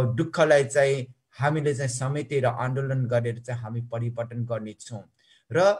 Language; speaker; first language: Nepali; non-native, local second language; Newari